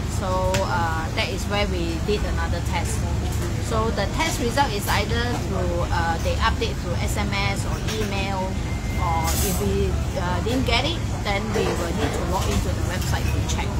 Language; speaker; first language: English; non-native, local second language; Cantonese